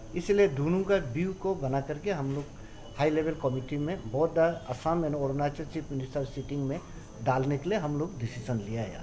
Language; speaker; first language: Hindi; non-native, local second language; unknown